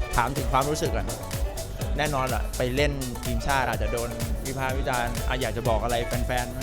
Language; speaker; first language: Thai; native; Thai